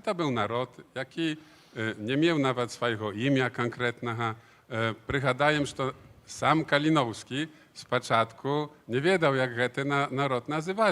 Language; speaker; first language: Polish; non-native, learner; Belarusian